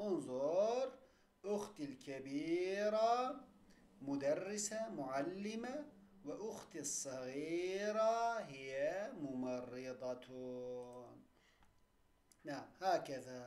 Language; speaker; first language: Arabic; non-native, fluent; Turkish